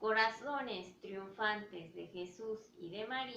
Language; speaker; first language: Spanish; native; Spanish